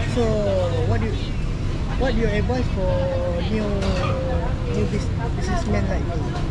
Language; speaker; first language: English; non-native, learner; Malay